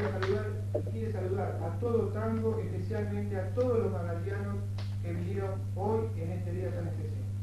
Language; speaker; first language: Spanish; native; Spanish